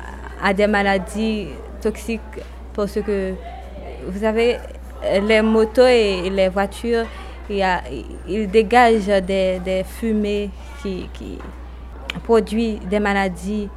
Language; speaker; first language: French; non-native, local second language; Haitian Creole